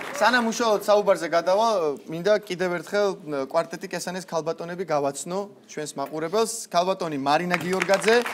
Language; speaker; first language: Georgian; native; Georgian